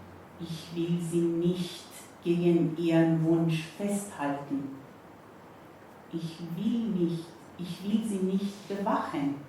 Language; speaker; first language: German; non-native, fluent; Persian